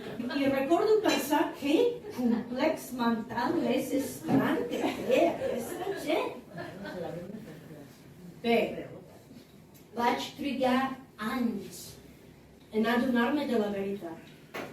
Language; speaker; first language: Catalan; non-native, fluent; English